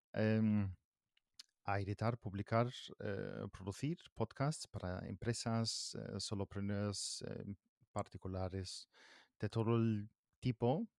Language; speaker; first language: Spanish; non-native, fluent; German